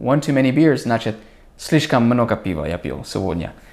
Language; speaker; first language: Russian; non-native, fluent; English